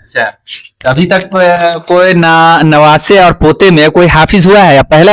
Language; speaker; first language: Urdu; native; Urdu